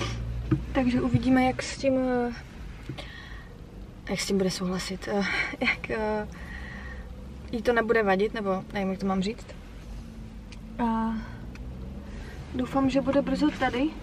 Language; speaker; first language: Czech; native; Czech